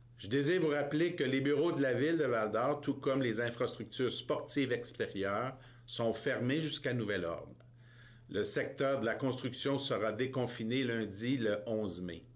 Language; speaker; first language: French; native; French